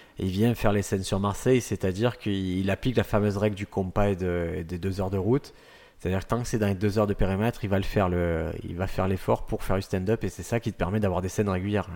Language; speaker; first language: French; native; French